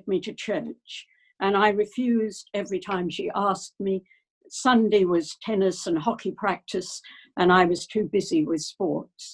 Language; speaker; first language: English; native; English